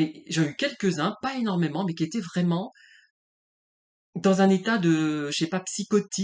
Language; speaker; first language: French; native; French